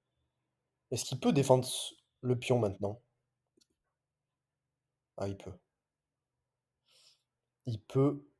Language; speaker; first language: French; native; French